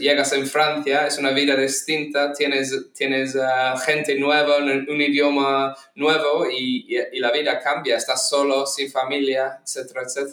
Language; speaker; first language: Spanish; non-native, fluent; English